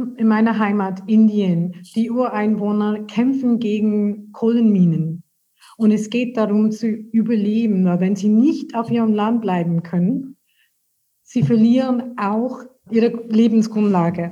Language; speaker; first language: German; non-native, fluent; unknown